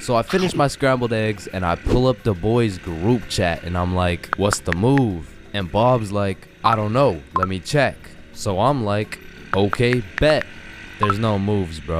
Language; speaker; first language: English; native; English